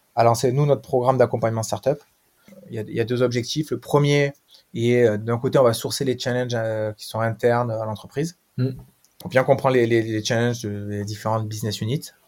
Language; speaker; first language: French; native; French